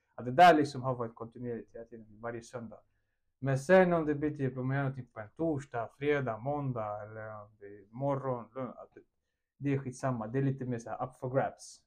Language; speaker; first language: Swedish; early bilingual, other home language; Russian